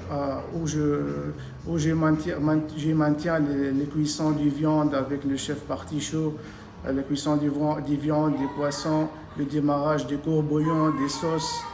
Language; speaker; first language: French; non-native, local second language; Arabic